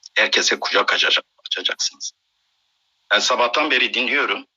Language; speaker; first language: Turkish; non-native, local second language; Kurdish